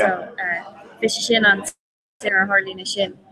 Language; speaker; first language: Irish; non-native, local second language; English